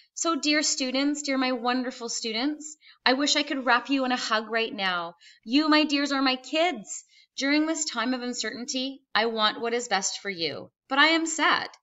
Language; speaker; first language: English; native; English